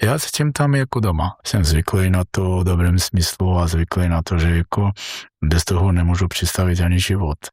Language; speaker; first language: Czech; non-native, learner; Georgian